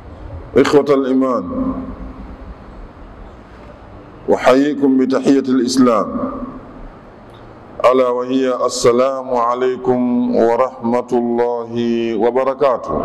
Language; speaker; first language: Arabic; non-native, fluent; Swahili